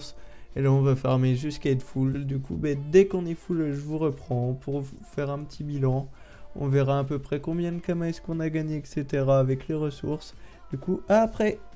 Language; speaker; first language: French; native; French